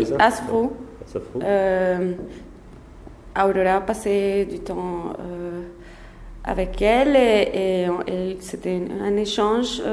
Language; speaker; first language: French; non-native, fluent; Spanish